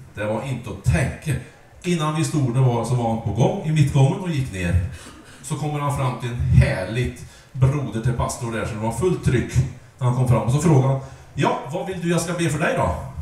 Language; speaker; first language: Swedish; native; Swedish